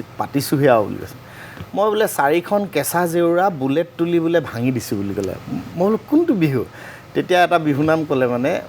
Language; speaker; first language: Assamese; native; Assamese